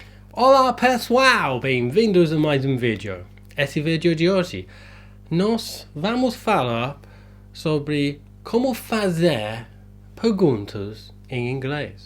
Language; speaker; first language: Portuguese; non-native, fluent; English